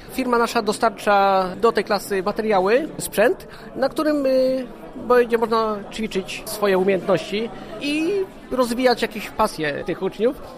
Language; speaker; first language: Polish; native; Polish